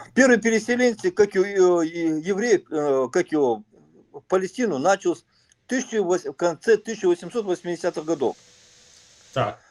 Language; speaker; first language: Russian; native; Russian